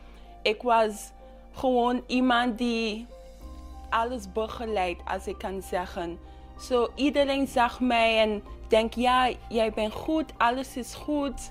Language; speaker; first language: Dutch; non-native, local second language; English